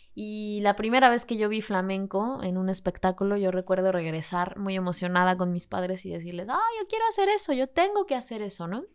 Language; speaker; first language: Spanish; native; Spanish